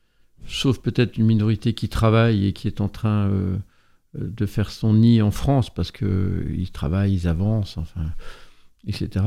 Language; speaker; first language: French; native; French